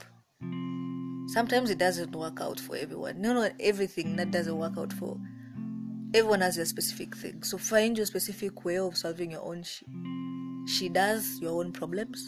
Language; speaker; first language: English; non-native, local second language; Kikuyu